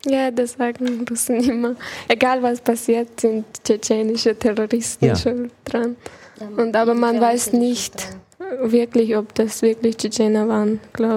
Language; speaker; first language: German; early bilingual, other home language; Chechen